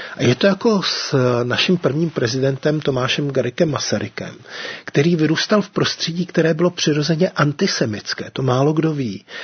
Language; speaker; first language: Czech; native; Czech